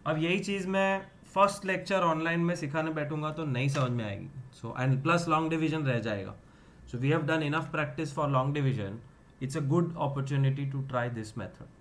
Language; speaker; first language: Hindi; non-native, local second language; Gujarati